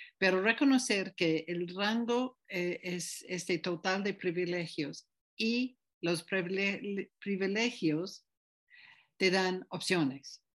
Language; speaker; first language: Spanish; non-native, fluent; English